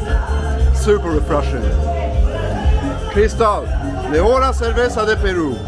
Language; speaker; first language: Spanish; non-native, learner; English